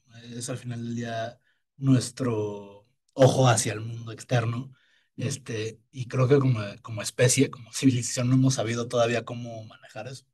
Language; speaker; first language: Spanish; native; Spanish